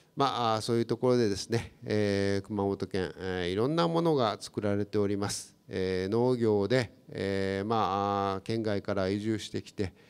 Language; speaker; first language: Japanese; native; Japanese